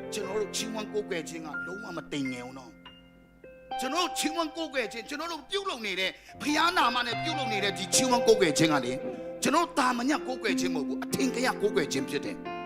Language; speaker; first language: Burmese; non-native, local second language; Tedim Chin